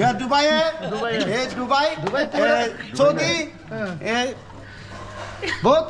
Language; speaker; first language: Hindi; non-native, learner; Bangla